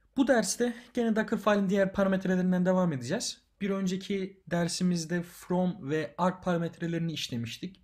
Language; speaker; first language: Turkish; native; Turkish